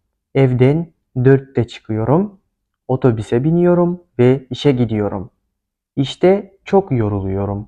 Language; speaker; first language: Turkish; non-native, fluent; Kyrgyz